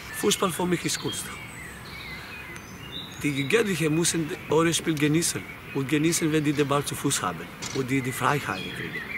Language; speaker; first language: German; non-native, fluent; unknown